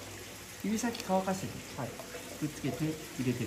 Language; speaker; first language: Japanese; native; Japanese